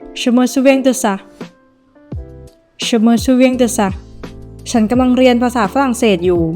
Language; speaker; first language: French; non-native, learner; Thai